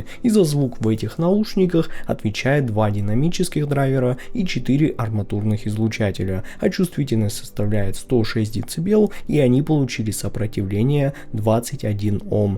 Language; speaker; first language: Russian; native; Russian